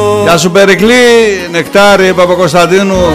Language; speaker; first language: Greek; native; Greek